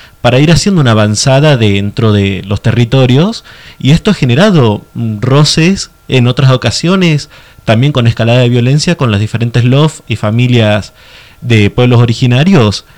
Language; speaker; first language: Spanish; native; Spanish